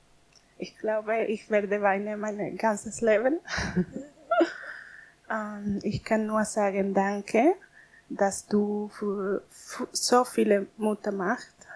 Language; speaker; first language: German; non-native, learner; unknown